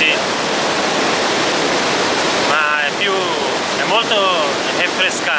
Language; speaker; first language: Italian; non-native, learner; Portuguese